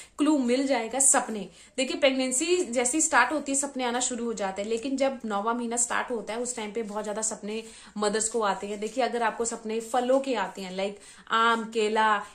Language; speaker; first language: Hindi; native; Hindi